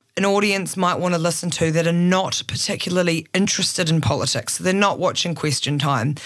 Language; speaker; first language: English; native; English